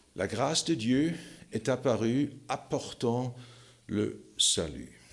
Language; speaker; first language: French; non-native, fluent; German